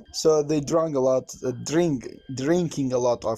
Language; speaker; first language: English; non-native, learner; Arabic